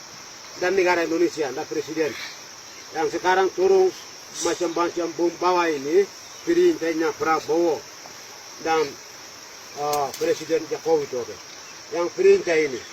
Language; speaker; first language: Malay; non-native, local second language; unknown